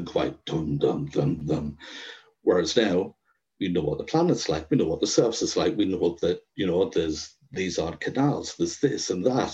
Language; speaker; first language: English; native; English